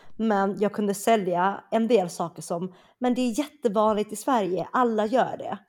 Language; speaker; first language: Swedish; early bilingual, other home language; Chinese